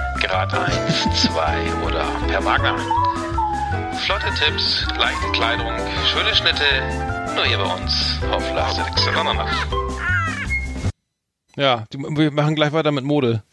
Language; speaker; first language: German; native; German